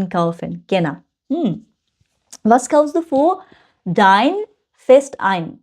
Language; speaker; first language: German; non-native, learner; Bangla